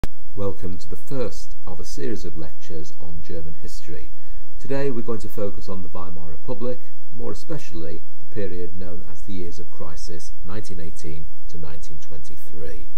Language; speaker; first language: English; native; English